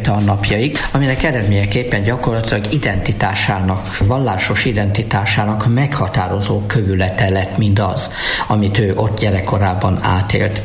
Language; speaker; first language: Hungarian; native; Hungarian